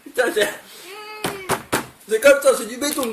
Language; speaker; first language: French; native; French